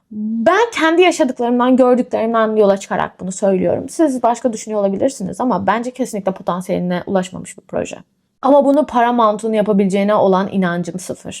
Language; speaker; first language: Turkish; native; Turkish